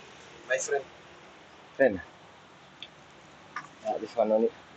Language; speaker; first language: English; non-native, learner; Nepali